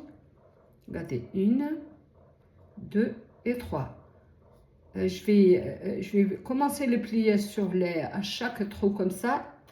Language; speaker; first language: French; native; French